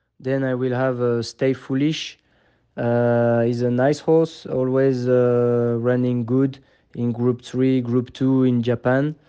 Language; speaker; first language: English; non-native, fluent; French